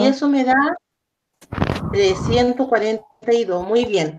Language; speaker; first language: Spanish; native; Spanish